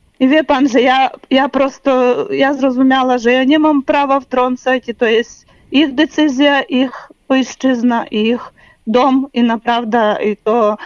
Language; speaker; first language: Polish; non-native, learner; Ukrainian